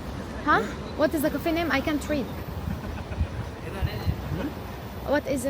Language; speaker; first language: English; non-native, learner; Arabic